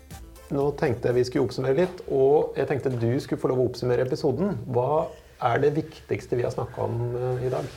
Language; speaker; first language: Norwegian; native; Norwegian